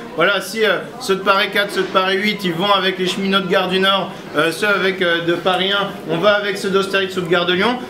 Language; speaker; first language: French; native; French